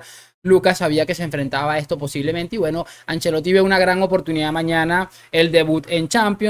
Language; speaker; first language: Spanish; native; Spanish